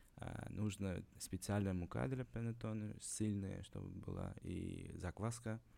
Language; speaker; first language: Russian; non-native, local second language; Uzbek